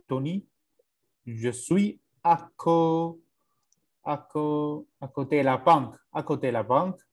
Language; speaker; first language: French; non-native, learner; English